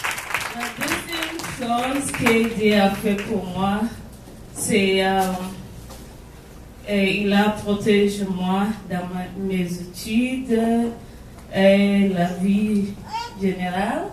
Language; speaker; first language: French; non-native, learner; English